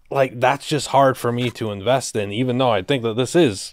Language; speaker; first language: English; native; English